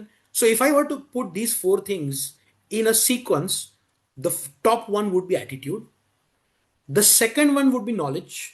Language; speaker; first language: English; non-native, local second language; Hindi